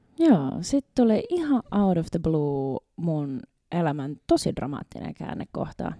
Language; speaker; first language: Finnish; native; Finnish